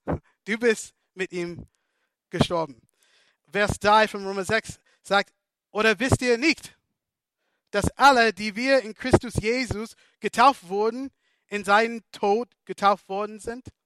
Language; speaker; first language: German; non-native, fluent; English